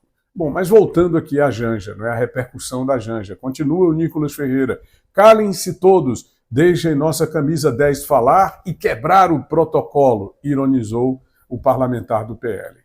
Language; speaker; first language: Portuguese; native; Portuguese